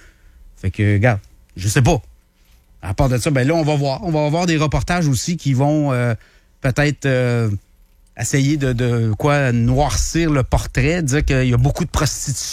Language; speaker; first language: French; native; French